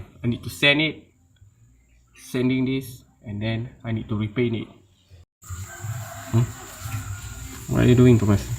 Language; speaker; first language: English; non-native, local second language; Malay